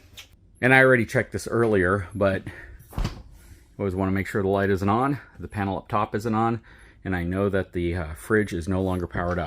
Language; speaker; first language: English; native; English